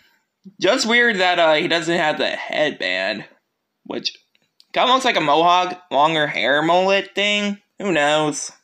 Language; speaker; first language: English; native; English